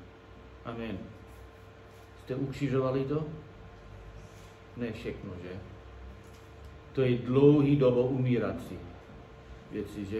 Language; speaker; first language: Czech; non-native, learner; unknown